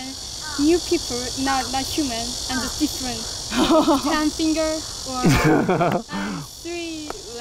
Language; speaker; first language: English; non-native, learner; Korean